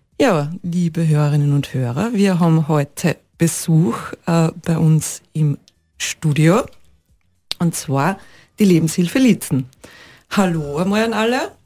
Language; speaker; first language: German; native; German